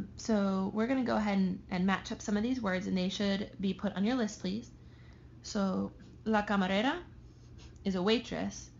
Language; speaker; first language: English; native; English